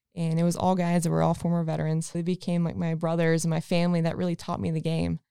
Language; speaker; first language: English; native; English